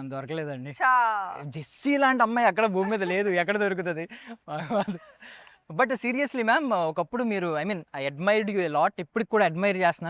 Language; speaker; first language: Telugu; native; Telugu